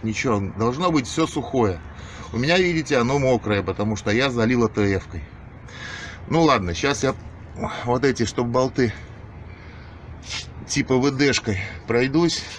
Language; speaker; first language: Russian; native; Russian